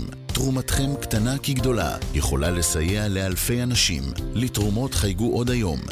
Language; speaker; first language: Hebrew; native; Hebrew